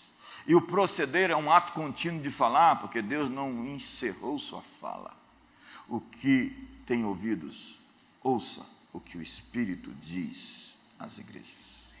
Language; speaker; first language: Portuguese; native; Portuguese